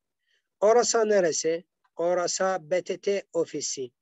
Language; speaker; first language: Turkish; non-native, fluent; Arabic